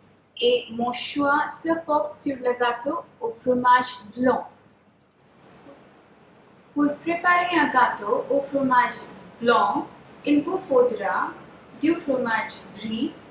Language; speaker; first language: French; non-native, fluent; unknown